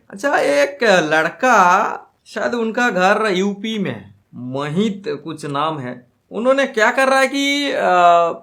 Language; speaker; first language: Hindi; non-native, local second language; Bangla